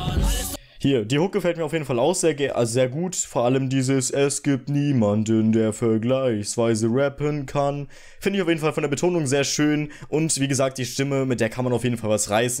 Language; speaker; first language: German; native; German